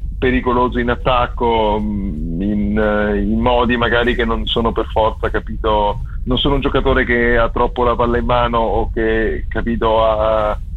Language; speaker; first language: Italian; native; Italian